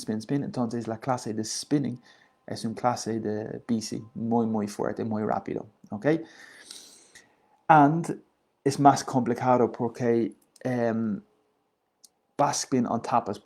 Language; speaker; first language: Spanish; non-native, learner; English